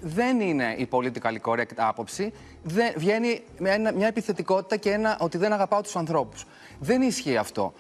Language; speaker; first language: Greek; native; Greek